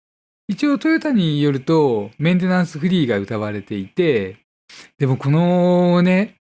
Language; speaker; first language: Japanese; native; Japanese